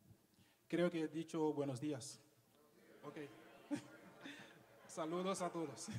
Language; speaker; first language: Spanish; non-native, fluent; Papiamento